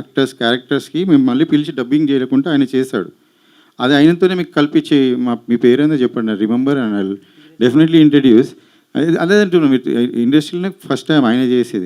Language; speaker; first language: Telugu; native; Telugu